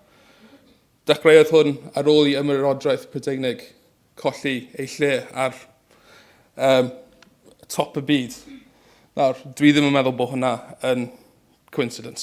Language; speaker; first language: Welsh; native; Welsh